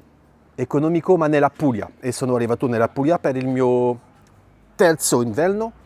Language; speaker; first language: Italian; non-native, fluent; French